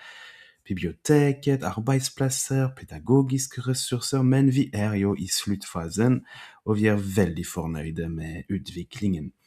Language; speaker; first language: Norwegian; non-native, fluent; French